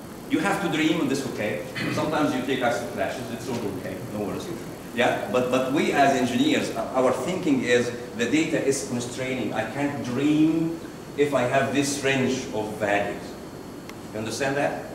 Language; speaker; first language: English; non-native, fluent; Arabic